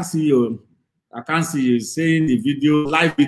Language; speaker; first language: English; non-native, local second language; Yoruba